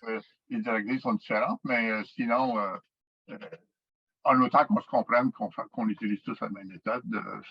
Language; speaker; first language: French; native; French